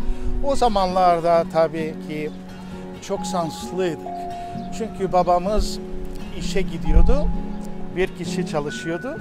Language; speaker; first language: Turkish; non-native, local second language; Greek